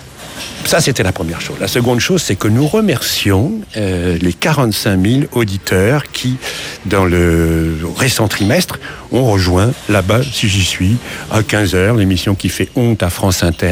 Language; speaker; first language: French; native; French